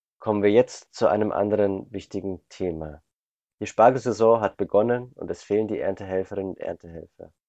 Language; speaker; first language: German; native; German